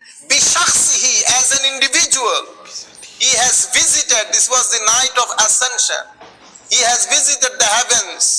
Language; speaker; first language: English; non-native, local second language; Bangla